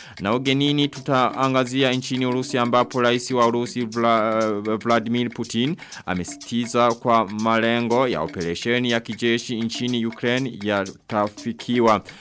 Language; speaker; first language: Swahili; non-native, local second language; Rundi